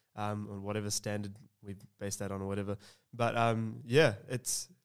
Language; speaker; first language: English; early bilingual, other home language; Hindi